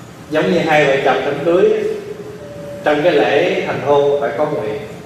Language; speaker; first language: Vietnamese; early bilingual, heritage; Vietnamese